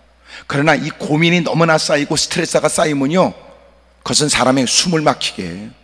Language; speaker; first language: Korean; native; Korean